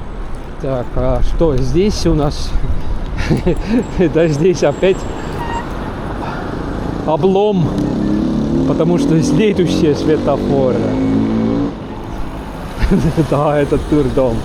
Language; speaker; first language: Russian; non-native, local second language; Estonian